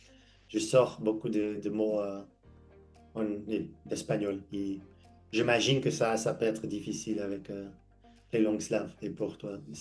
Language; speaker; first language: French; non-native, fluent; English